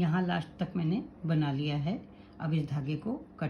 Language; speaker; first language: Hindi; native; Hindi